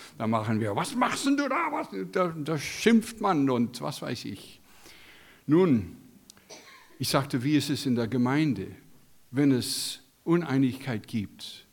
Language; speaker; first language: German; non-native, fluent; English